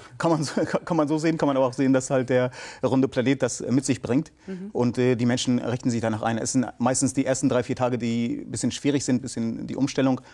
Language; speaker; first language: German; early bilingual, other home language; Urdu